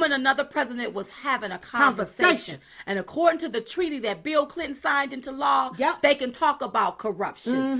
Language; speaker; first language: English; native; English